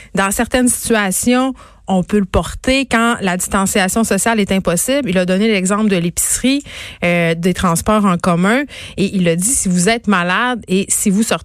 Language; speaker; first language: French; native; French